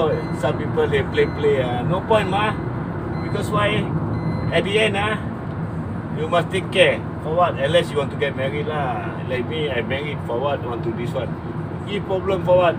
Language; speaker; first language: English; non-native, local second language; Malay